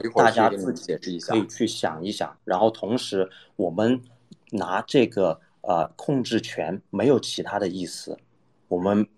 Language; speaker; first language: Chinese; non-native, fluent; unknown